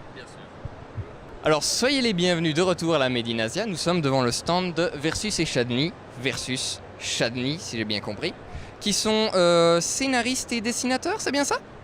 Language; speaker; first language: French; native; French